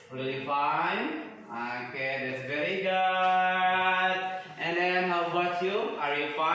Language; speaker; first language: English; non-native, fluent; Indonesian